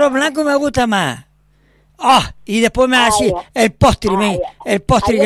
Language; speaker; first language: Spanish; native; Spanish